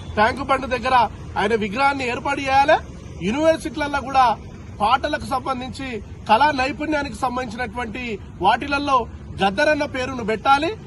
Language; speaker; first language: Telugu; native; Telugu